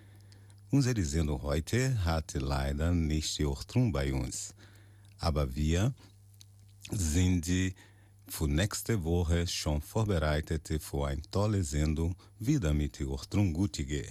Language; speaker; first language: German; non-native, learner; Portuguese